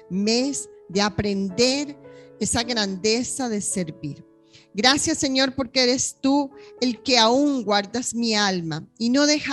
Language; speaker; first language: Spanish; native; Spanish